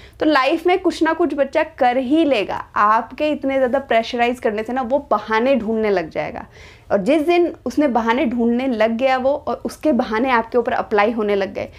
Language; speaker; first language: Hindi; native; Hindi